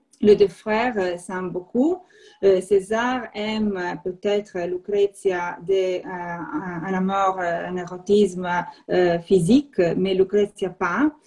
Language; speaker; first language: French; non-native, learner; Italian